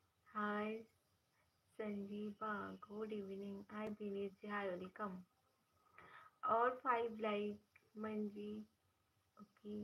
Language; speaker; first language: Hindi; non-native, local second language; Bangla